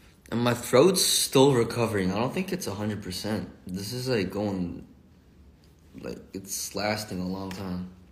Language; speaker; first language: English; early bilingual, other home language; Korean